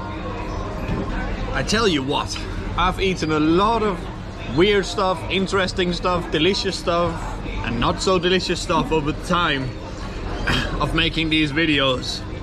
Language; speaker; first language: English; non-native, fluent; Danish